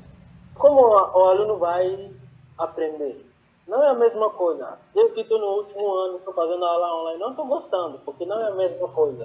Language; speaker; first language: Portuguese; non-native, fluent; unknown